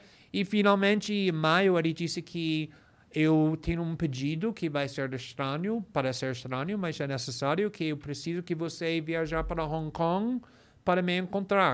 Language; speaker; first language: Portuguese; non-native, fluent; English